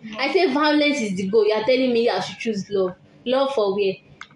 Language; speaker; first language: English; non-native, local second language; Yoruba